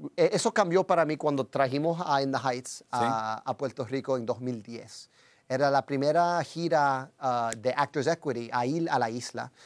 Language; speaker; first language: Spanish; early bilingual, heritage; Spanish